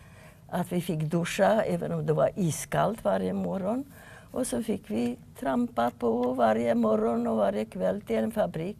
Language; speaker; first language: Swedish; non-native, fluent; Yiddish